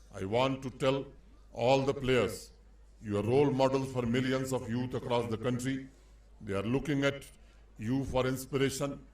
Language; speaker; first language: English; non-native, local second language; Hindi